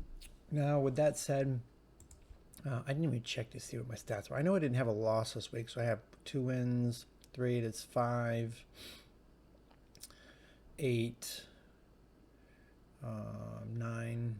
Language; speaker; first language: English; native; English